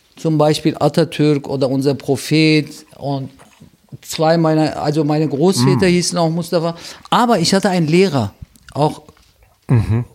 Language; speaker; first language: German; early bilingual, other home language; Turkish